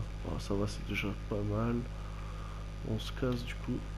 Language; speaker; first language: French; native; French